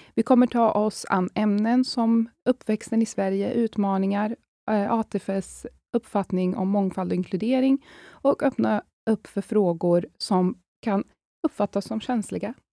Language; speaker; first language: Swedish; early bilingual, other home language; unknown